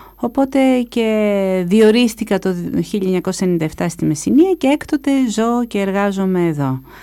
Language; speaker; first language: Greek; native; Greek